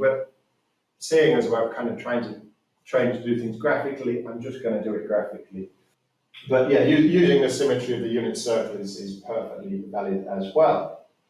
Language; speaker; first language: English; native; English